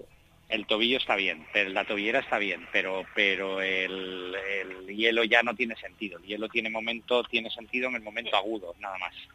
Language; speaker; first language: Spanish; native; Spanish